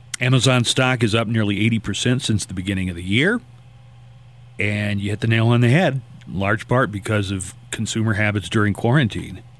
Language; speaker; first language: English; native; English